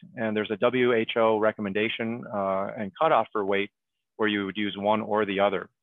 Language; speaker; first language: English; native; English